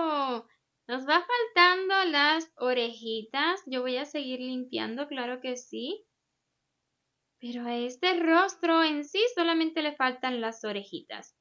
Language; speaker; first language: Spanish; native; Spanish